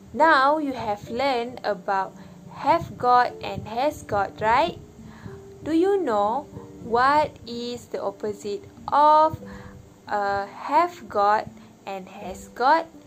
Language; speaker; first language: English; non-native, local second language; Malay